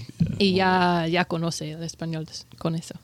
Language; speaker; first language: Spanish; non-native, learner; English